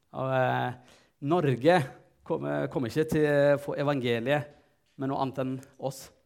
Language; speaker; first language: Norwegian; non-native, fluent; Tigrinya